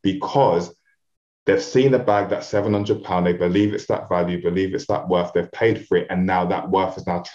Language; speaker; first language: English; native; English